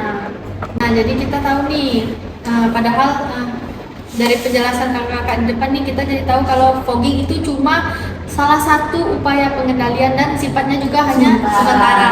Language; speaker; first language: Indonesian; native; Indonesian